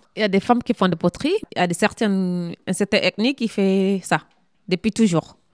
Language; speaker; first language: French; non-native, local second language; Fula